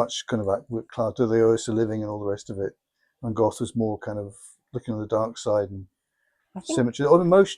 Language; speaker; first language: English; native; English